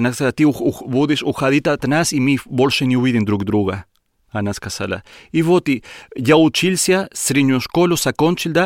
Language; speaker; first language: Russian; non-native, learner; Spanish